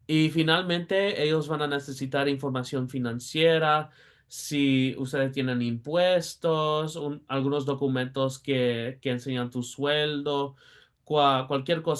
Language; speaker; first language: Spanish; early bilingual, heritage; Spanish